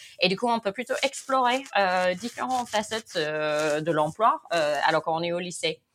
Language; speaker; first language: French; non-native, fluent; English